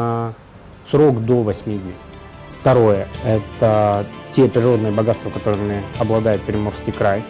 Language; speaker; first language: Russian; native; Russian